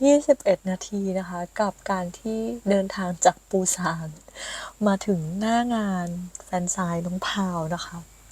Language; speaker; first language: Thai; native; Thai